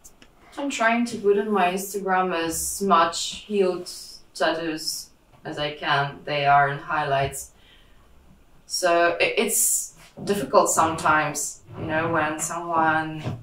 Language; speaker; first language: English; non-native, fluent; Russian